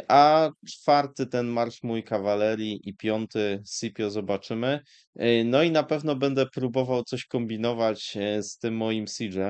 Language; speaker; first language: Polish; native; Polish